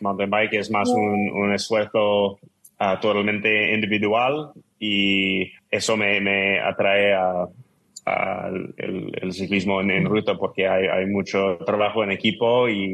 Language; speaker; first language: Spanish; non-native, fluent; English